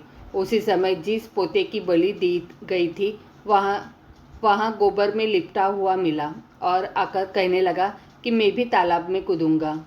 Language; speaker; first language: Hindi; native; Hindi